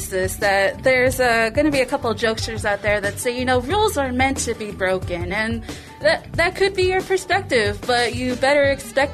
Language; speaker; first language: English; native; English